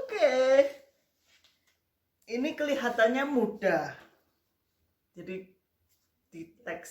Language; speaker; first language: Indonesian; native; Indonesian